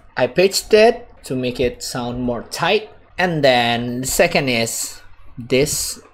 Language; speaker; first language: English; non-native, fluent; Indonesian